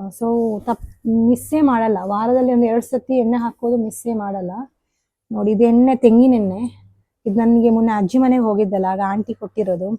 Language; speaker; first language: Kannada; non-native, local second language; Tulu